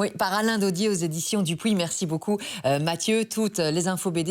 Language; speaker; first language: French; native; French